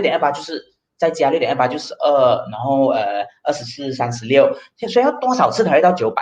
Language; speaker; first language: Chinese; native; Chinese